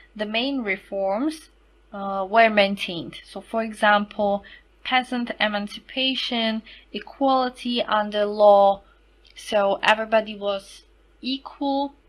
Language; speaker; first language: English; non-native, fluent; Slovak